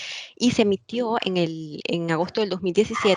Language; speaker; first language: Spanish; native; Spanish